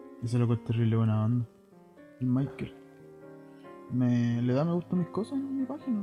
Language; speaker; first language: Spanish; native; Spanish